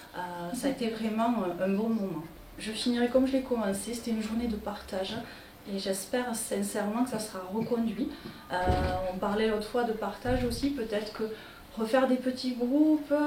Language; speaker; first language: French; native; French